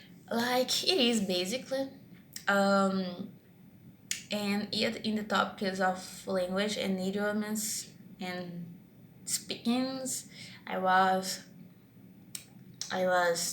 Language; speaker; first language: English; non-native, learner; Portuguese